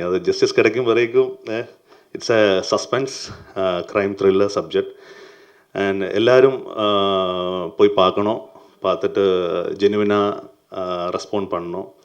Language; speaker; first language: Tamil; non-native, learner; Malayalam